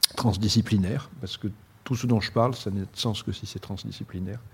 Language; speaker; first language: French; native; French